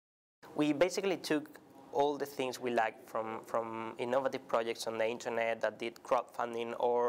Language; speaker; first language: English; non-native, fluent; Spanish